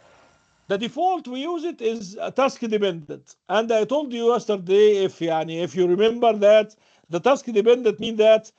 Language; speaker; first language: English; non-native, fluent; Arabic